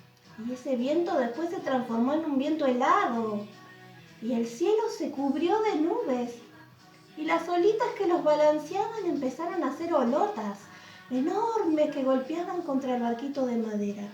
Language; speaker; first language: Spanish; native; Spanish